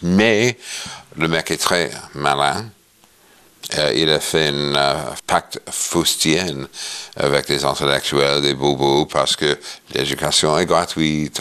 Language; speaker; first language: French; non-native, fluent; English